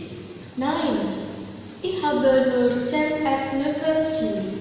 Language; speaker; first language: German; non-native, learner; Indonesian